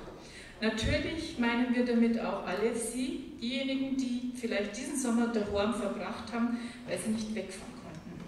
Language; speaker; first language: German; native; German